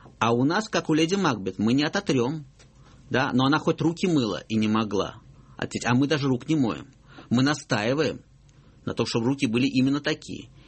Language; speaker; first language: Russian; native; Russian